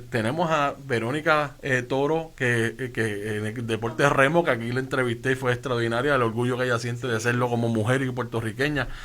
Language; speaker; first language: Spanish; native; Spanish